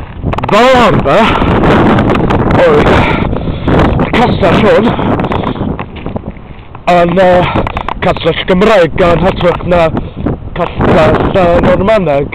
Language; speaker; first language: Welsh; non-native, learner; English